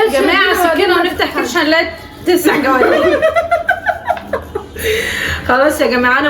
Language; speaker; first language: Arabic; native; Arabic